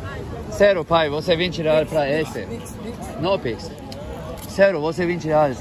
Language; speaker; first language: Portuguese; non-native, learner; Turkish